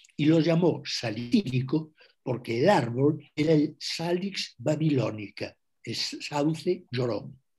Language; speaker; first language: Spanish; non-native, local second language; Galician